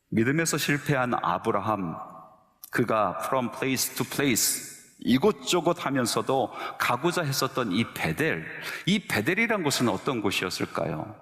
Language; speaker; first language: Korean; native; Korean